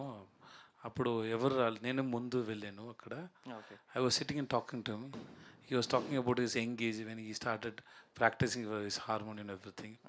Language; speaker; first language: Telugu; non-native, learner; Tamil